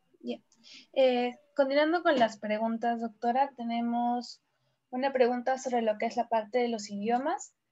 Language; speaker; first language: Spanish; native; Spanish